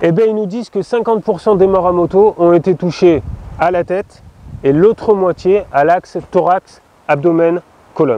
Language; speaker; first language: French; native; French